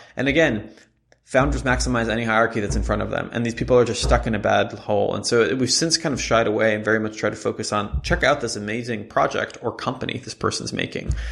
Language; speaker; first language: English; non-native, fluent; Hebrew